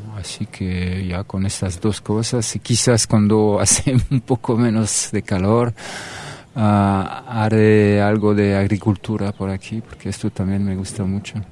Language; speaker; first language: Spanish; non-native, fluent; French